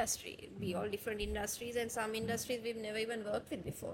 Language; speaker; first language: English; non-native, local second language; Sinhala